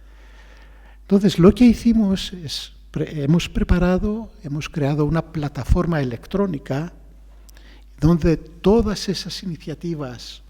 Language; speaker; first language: Spanish; non-native, fluent; Greek